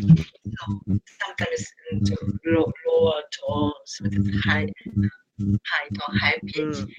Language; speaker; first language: English; non-native, learner; Japanese